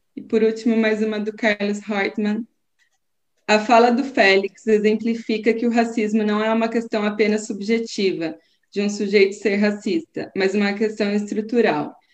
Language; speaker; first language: Portuguese; native; Portuguese